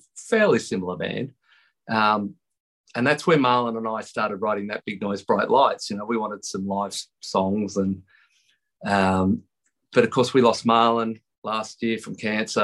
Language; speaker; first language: English; native; English